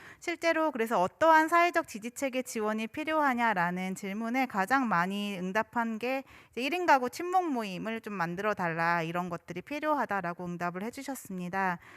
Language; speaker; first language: Korean; native; Korean